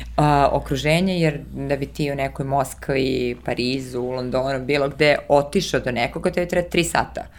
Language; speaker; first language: Serbian; early bilingual, heritage; Serbian